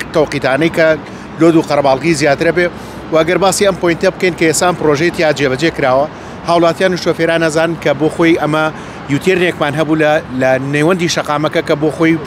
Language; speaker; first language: Central Kurdish; native; Central Kurdish